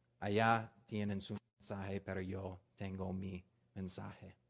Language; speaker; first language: Spanish; non-native, learner; English